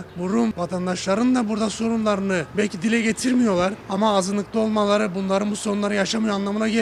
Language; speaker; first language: Turkish; native; Turkish